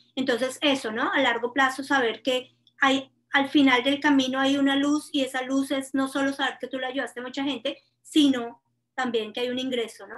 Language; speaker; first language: Spanish; native; Spanish